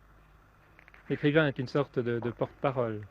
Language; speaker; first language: French; native; French